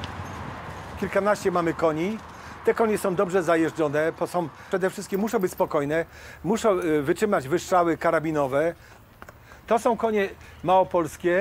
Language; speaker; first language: Polish; native; Polish